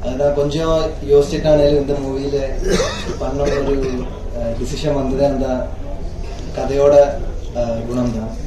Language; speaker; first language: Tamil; non-native, learner; Malayalam